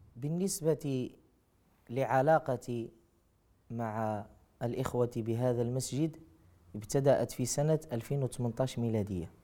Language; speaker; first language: Arabic; native; Arabic